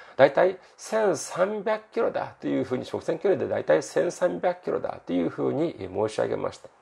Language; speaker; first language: Japanese; non-native, fluent; Korean